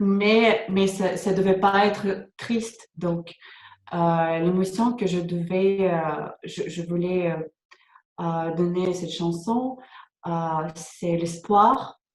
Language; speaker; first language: French; non-native, fluent; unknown